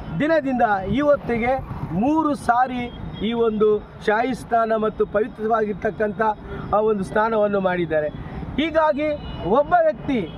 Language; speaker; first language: Kannada; native; Kannada